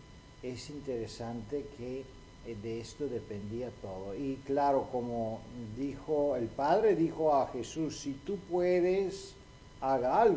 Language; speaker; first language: Spanish; non-native, fluent; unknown